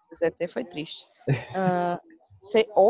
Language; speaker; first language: French; non-native, learner; Portuguese